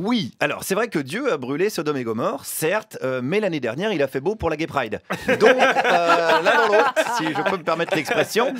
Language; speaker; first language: French; native; French